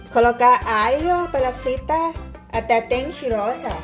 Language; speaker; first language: Portuguese; non-native, learner; Thai